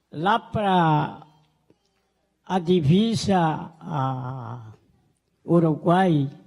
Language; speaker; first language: Portuguese; non-native, local second language; Guarani